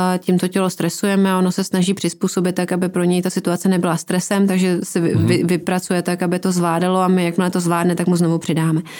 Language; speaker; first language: Czech; native; Czech